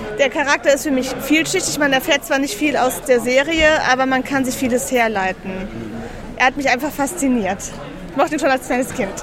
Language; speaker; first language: German; non-native, fluent; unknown